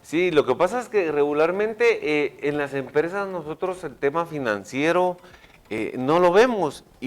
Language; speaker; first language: Spanish; native; Spanish